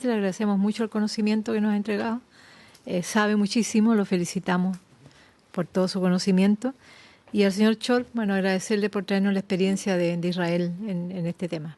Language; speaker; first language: Spanish; native; Spanish